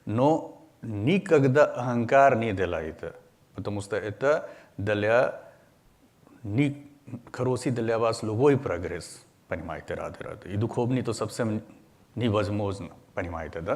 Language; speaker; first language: Russian; non-native, learner; Hindi